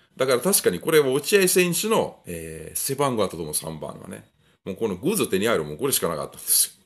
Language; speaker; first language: Japanese; non-native, fluent; Italian